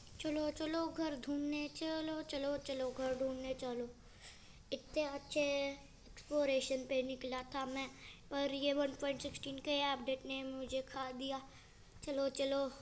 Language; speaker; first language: Hindi; non-native, local second language; Marathi